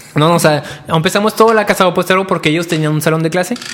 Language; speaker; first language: Spanish; non-native, fluent; French